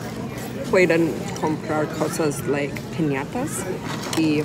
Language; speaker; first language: Spanish; non-native, learner; English